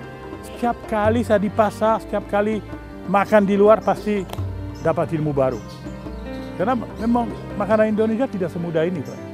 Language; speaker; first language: Indonesian; non-native, learner; French